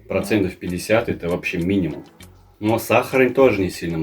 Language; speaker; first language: Russian; native; Russian